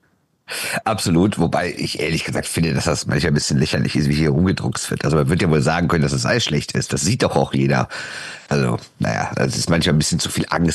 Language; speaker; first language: German; native; German